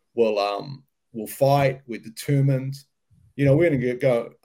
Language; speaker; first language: English; native; English